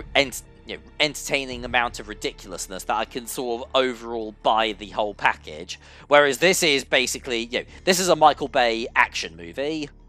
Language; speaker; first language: English; native; English